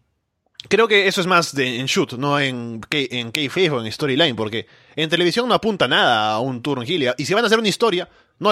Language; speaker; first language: Spanish; native; Spanish